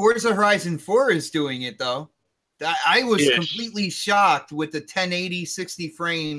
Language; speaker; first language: English; native; English